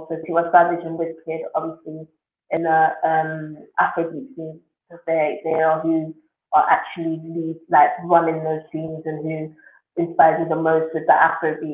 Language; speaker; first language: English; native; English